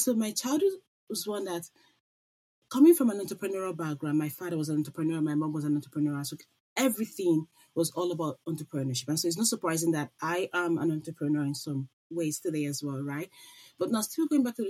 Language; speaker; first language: English; non-native, local second language; Igbo